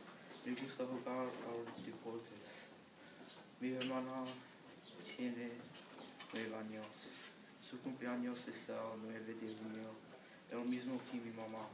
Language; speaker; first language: Spanish; non-native, learner; English